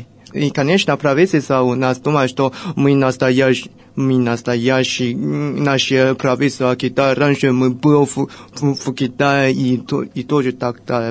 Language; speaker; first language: Russian; non-native, fluent; Chinese